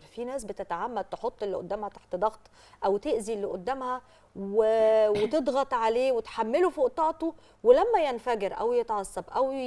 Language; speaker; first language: Arabic; native; Arabic